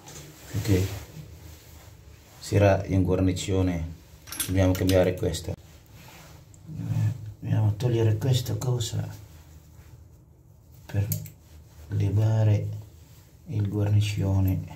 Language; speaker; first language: Italian; non-native, learner; Filipino